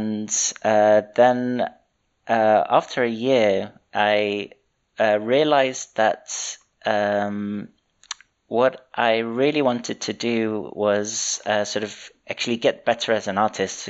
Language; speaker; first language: English; native; English